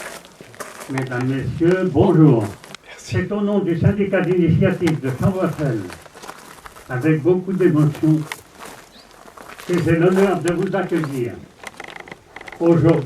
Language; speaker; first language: French; native; French